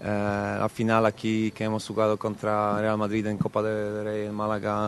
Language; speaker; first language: Spanish; non-native, fluent; Polish